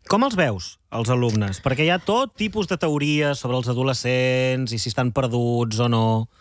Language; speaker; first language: Catalan; native; Catalan